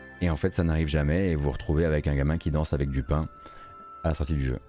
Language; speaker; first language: French; native; French